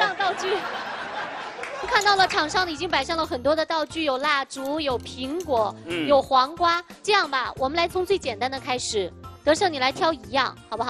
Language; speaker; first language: Chinese; native; Chinese